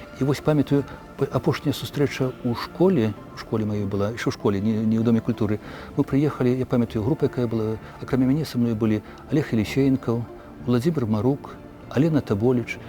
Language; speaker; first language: Belarusian; native; Belarusian